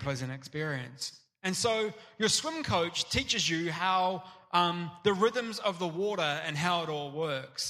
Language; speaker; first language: English; native; English